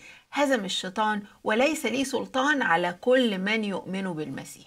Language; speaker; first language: Arabic; native; Arabic